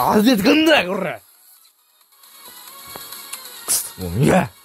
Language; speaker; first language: Japanese; native; Japanese